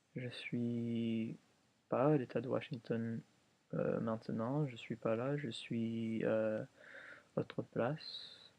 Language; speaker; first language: French; early bilingual, other home language; English